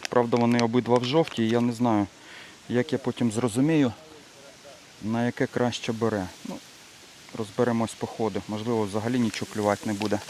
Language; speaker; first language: Ukrainian; native; Ukrainian